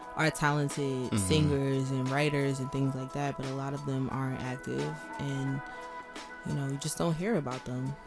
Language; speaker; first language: English; native; English